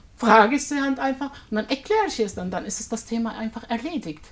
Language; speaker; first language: German; non-native, fluent; Turkish